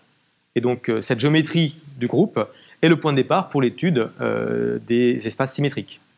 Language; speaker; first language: French; native; French